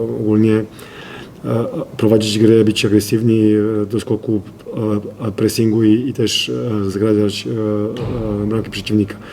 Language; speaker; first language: Polish; non-native, fluent; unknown